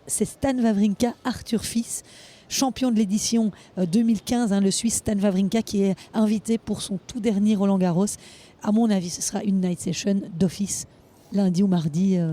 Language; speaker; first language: French; native; French